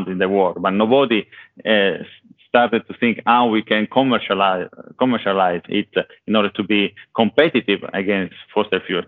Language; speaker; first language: English; non-native, fluent; Italian